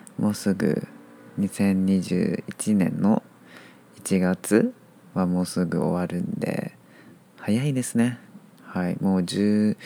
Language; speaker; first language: Japanese; non-native, fluent; Chinese